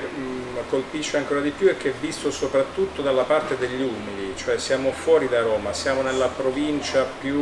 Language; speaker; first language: Italian; native; Italian